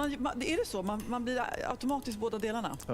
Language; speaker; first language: Swedish; native; Swedish